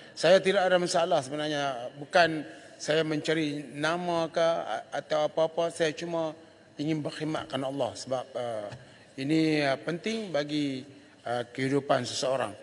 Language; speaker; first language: Malay; native; Malay